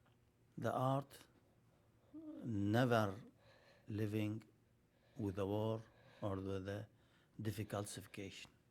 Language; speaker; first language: English; non-native, learner; Arabic